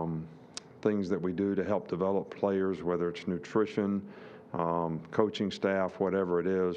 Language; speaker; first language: English; native; English